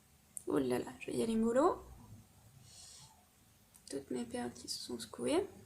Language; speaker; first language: French; native; French